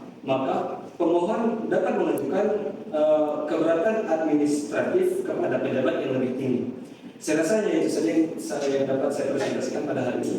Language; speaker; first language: Indonesian; native; Indonesian